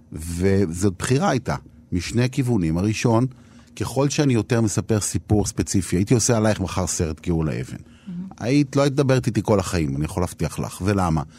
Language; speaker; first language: Hebrew; native; Hebrew